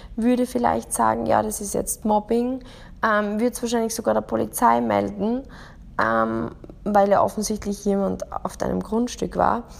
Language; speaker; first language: German; native; German